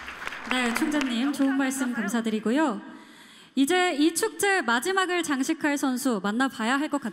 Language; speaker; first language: Korean; native; Korean